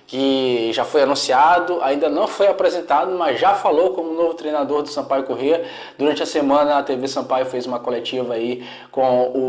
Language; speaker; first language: Portuguese; native; Portuguese